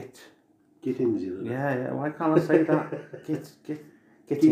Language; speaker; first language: English; native; English